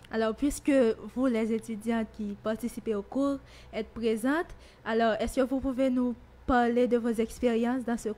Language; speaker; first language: French; native; French